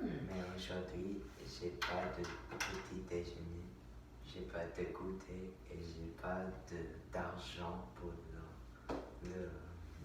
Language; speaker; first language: French; non-native, learner; English